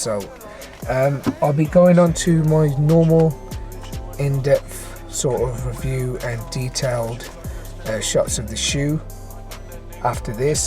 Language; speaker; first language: English; native; English